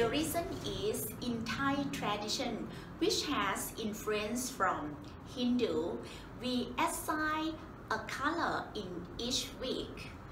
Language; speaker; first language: English; non-native, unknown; Thai